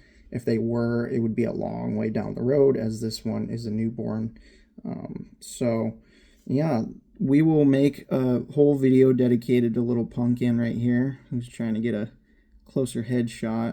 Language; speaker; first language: English; native; English